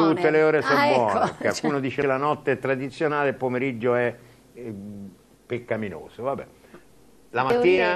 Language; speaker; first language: Italian; native; Italian